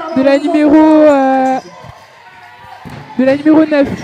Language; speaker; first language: French; native; French